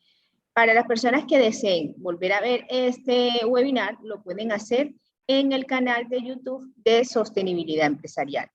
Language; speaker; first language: Spanish; native; Spanish